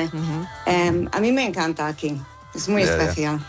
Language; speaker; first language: Spanish; non-native, fluent; English